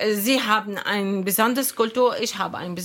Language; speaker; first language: German; non-native, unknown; Arabic